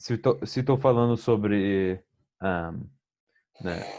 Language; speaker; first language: Portuguese; non-native, fluent; English